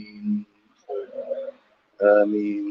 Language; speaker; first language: Arabic; native; Arabic